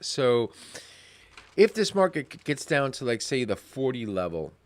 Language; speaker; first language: English; native; English